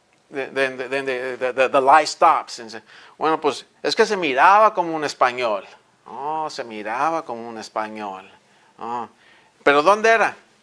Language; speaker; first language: Spanish; early bilingual, heritage; Spanish